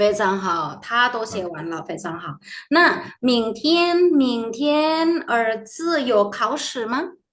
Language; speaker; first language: Chinese; non-native, fluent; Indonesian